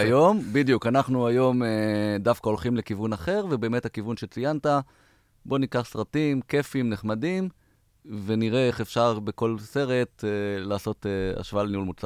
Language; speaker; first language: Hebrew; native; Hebrew